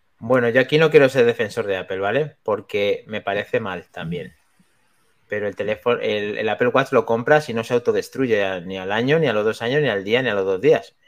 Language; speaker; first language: Spanish; native; Spanish